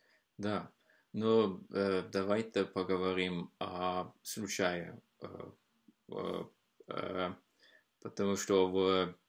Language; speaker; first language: Russian; non-native, fluent; Norwegian